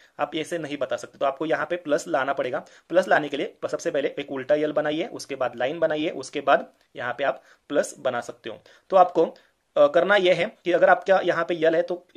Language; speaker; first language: Hindi; non-native, local second language; Marathi